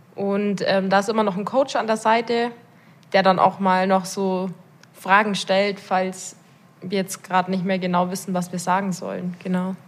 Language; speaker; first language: German; native; German